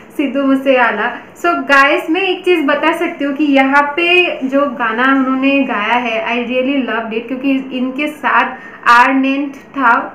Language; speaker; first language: Hindi; non-native, local second language; Bangla